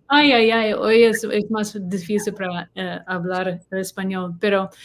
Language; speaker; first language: Spanish; non-native, learner; English